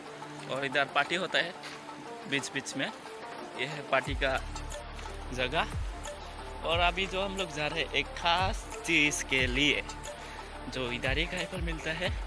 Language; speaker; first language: Hindi; non-native, local second language; Assamese